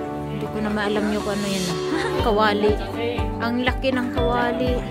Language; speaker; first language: Filipino; native; Filipino